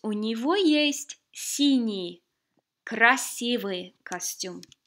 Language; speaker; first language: Russian; non-native, fluent; English